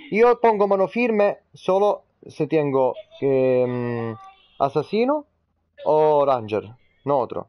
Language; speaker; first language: Spanish; non-native, learner; Italian